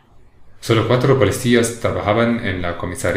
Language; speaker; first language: Spanish; non-native, learner; English